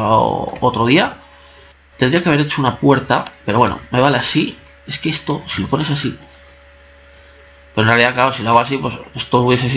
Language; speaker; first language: Spanish; native; Spanish